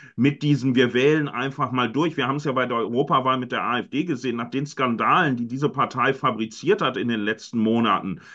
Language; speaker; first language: German; native; German